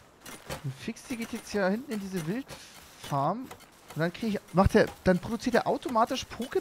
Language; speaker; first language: German; native; German